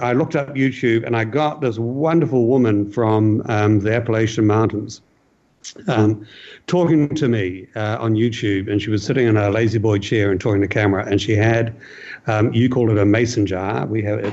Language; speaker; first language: English; native; English